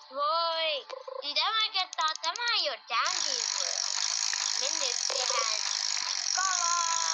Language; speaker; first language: Finnish; early bilingual, other home language; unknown